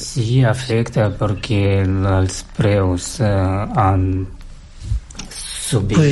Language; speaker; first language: Catalan; non-native, learner; Russian